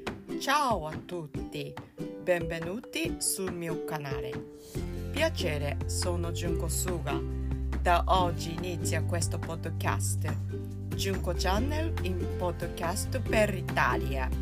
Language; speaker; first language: Italian; non-native, fluent; Japanese